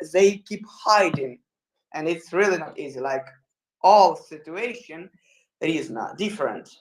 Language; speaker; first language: English; non-native, learner; Ukrainian